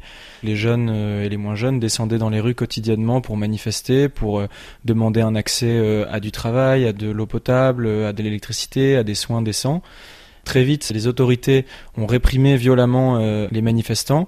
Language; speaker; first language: French; native; French